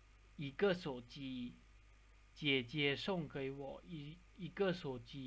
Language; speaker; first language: Chinese; non-native, fluent; Lao